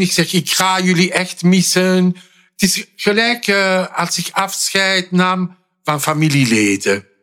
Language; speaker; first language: Dutch; non-native, fluent; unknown